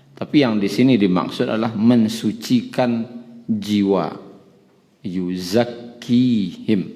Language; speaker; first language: Malay; non-native, local second language; Minangkabau